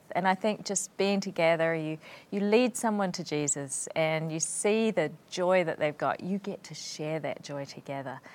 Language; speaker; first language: English; native; English